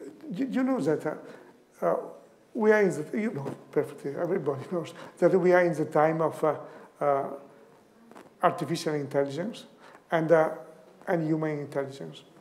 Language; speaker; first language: English; non-native, fluent; Italian